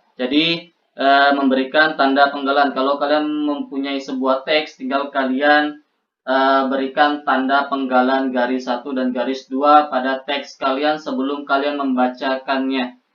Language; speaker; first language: Indonesian; native; Indonesian